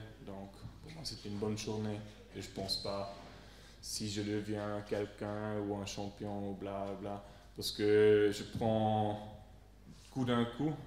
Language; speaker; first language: French; non-native, local second language; Swiss German